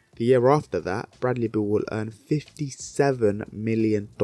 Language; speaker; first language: English; native; English